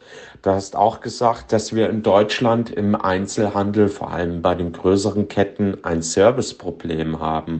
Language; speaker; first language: German; native; German